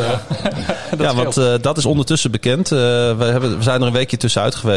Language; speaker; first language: Dutch; native; Dutch